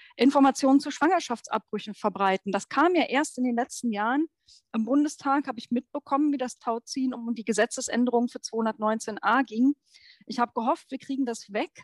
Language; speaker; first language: German; native; German